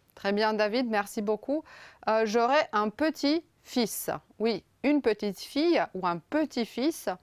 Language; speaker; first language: French; non-native, fluent; Romanian